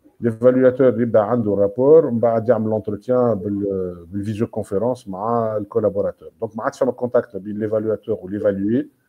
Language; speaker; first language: French; non-native, local second language; Arabic